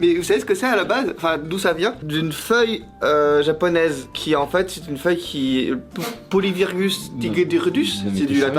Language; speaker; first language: French; native; French